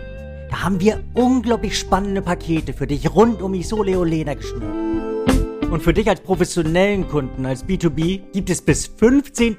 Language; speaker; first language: German; native; German